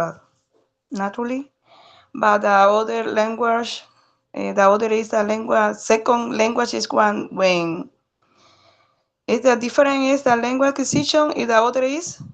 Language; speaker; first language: English; non-native, learner; Spanish